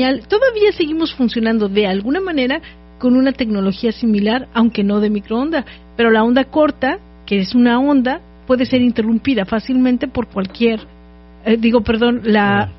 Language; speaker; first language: Spanish; native; Spanish